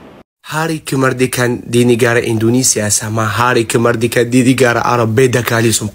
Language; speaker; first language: Indonesian; non-native, fluent; Arabic